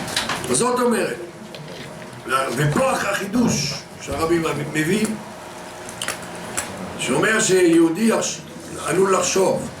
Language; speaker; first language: Hebrew; non-native, fluent; French